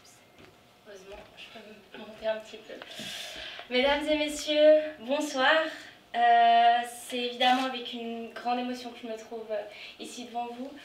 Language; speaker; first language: French; native; French